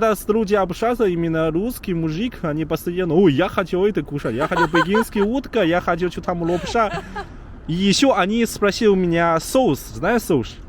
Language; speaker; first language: Russian; non-native, learner; Chinese